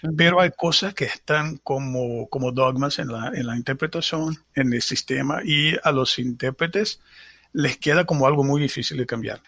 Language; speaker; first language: Spanish; non-native, fluent; Portuguese